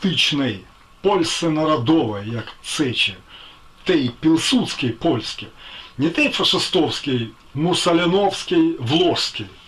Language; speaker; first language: Polish; non-native, fluent; Ukrainian